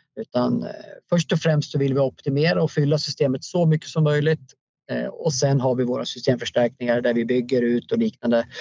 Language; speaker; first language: Swedish; native; Swedish